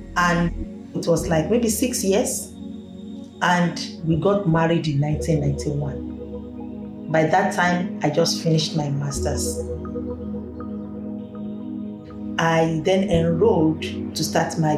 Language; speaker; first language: English; non-native, local second language; Yoruba